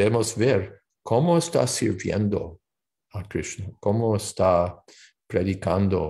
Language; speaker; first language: Spanish; non-native, fluent; English